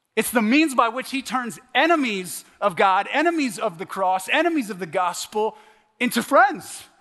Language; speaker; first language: English; native; English